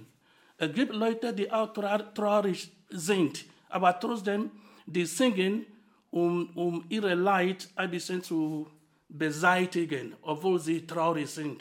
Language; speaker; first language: German; non-native, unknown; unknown